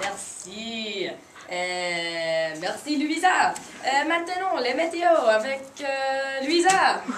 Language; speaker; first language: French; non-native, learner; English